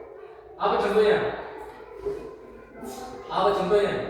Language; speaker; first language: Indonesian; native; Indonesian